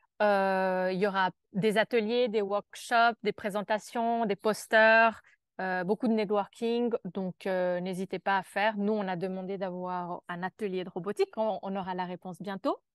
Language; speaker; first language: French; native; French